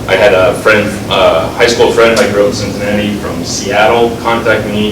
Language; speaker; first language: English; native; English